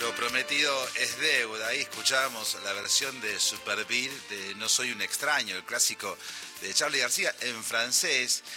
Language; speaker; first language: Spanish; native; Spanish